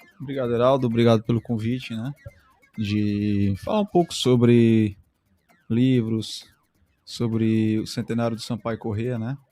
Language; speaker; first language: Portuguese; native; Portuguese